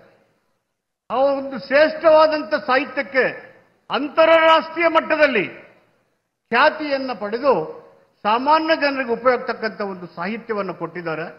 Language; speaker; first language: Kannada; native; Kannada